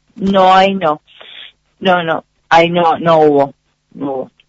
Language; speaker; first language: Spanish; native; Spanish